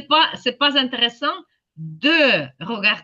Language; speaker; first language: French; non-native, fluent; Ukrainian